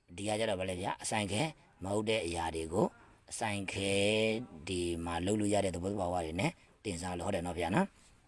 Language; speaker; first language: Burmese; native; Burmese